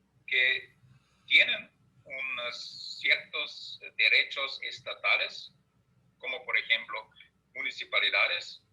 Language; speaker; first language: Spanish; non-native, fluent; German